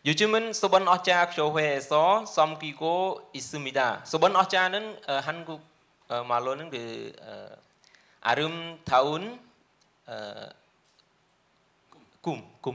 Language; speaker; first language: Korean; non-native, learner; Khmer